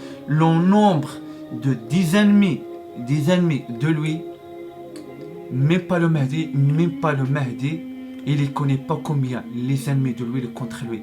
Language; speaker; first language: French; non-native, learner; Arabic